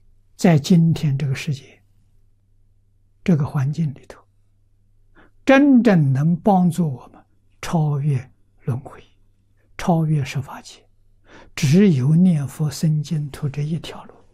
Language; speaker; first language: Chinese; native; Chinese